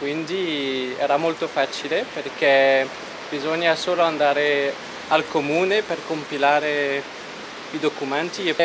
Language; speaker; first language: Italian; non-native, fluent; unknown